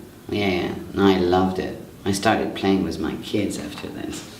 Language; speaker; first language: English; non-native, fluent; French